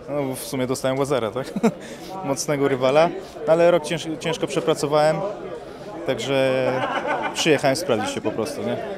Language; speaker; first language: Polish; early bilingual, other home language; Armenian